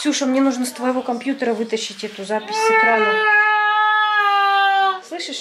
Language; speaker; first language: Russian; native; Russian